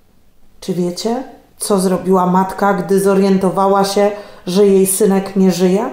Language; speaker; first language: Polish; native; Polish